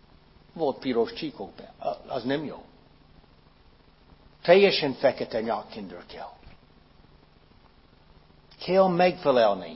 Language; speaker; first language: Hungarian; non-native, fluent; English